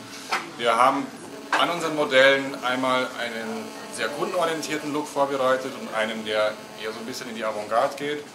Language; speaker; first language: German; native; German